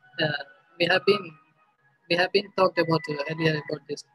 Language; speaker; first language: English; native; English